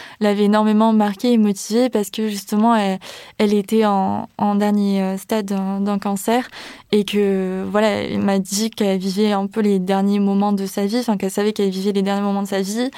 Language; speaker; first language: French; native; French